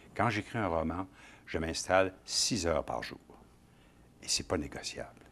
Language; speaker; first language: French; native; French